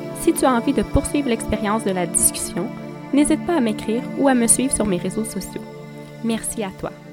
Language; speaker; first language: French; native; French